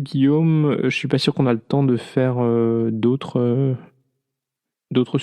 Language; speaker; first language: French; native; French